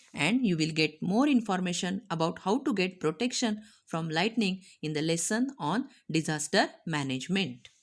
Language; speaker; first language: English; non-native, local second language; Marathi